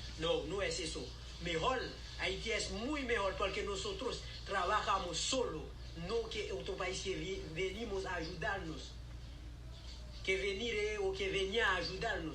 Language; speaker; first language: Spanish; non-native, learner; Haitian Creole